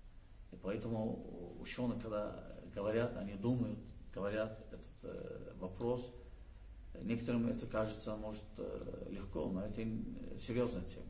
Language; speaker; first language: Russian; non-native, learner; Azerbaijani